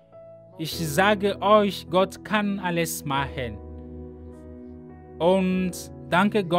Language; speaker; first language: German; non-native, fluent; Ewe